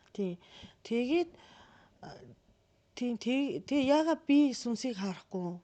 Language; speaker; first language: Mongolian; non-native, fluent; Japanese